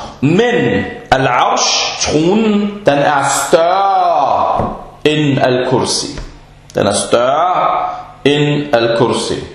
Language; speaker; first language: Danish; non-native, fluent; Arabic